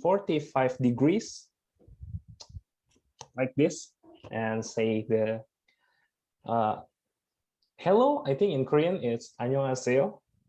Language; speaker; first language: English; non-native, fluent; Indonesian